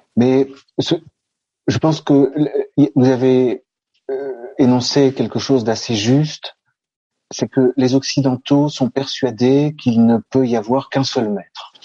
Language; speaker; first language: French; native; French